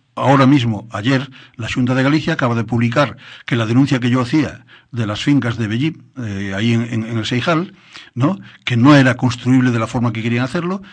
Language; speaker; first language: Spanish; non-native, local second language; Galician